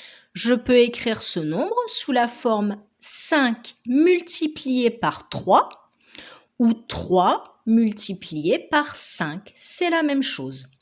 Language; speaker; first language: French; native; French